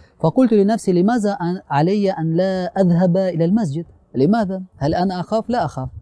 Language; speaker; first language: Arabic; non-native, fluent; Russian